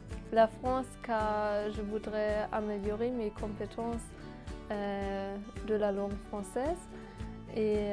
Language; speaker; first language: French; non-native, fluent; German